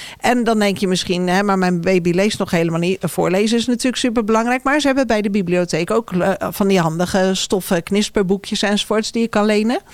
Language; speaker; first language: Dutch; native; Dutch